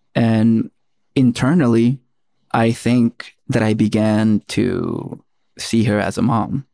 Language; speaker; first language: English; early bilingual, other home language; Spanish